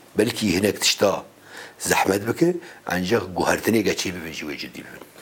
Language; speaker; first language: Kurdish; native; Kurdish